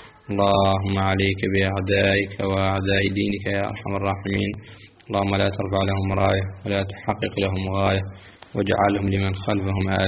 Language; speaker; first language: Arabic; native; Arabic